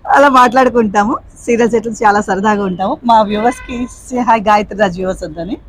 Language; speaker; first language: Telugu; native; Telugu